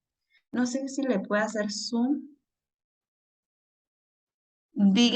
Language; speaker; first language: Spanish; native; Spanish